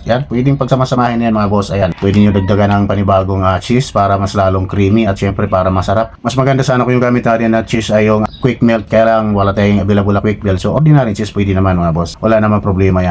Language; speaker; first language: Filipino; native; Filipino